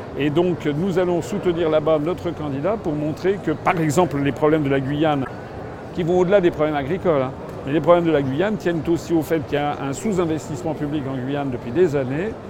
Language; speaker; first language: French; native; French